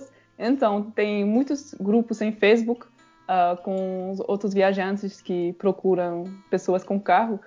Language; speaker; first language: Portuguese; non-native, fluent; French